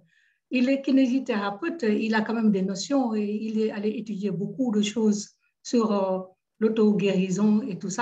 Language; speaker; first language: French; native; French